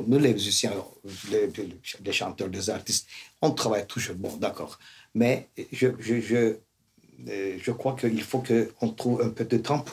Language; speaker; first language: French; non-native, fluent; Turkish